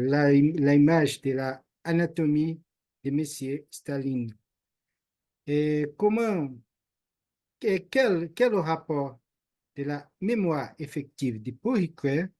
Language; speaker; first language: French; non-native, learner; Portuguese